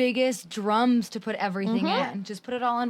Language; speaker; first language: English; native; English